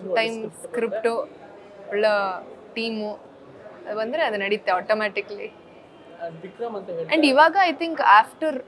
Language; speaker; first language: Kannada; early bilingual, heritage; Kannada